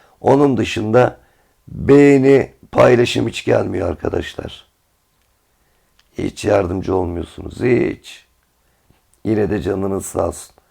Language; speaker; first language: Turkish; native; Turkish